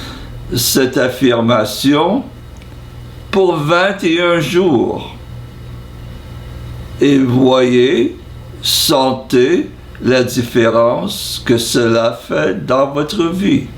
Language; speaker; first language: French; non-native, fluent; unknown